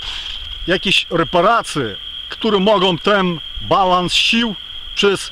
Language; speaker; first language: Polish; non-native, fluent; Ukrainian